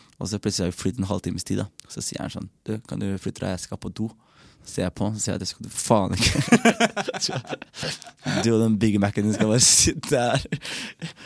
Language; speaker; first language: Norwegian; early bilingual, other home language; Somali